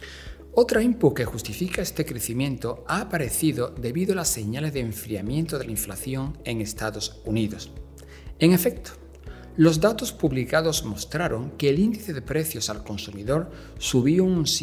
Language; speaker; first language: Spanish; native; Spanish